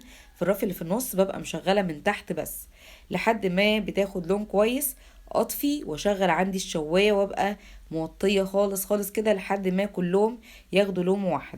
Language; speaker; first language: Arabic; native; Arabic